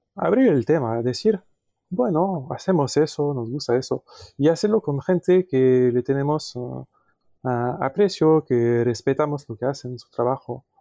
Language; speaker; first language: Spanish; non-native, fluent; French